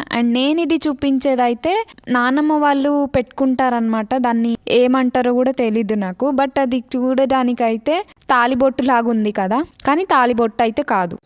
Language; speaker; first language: Telugu; non-native, local second language; Lambadi